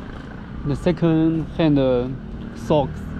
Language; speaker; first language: English; non-native, learner; Chinese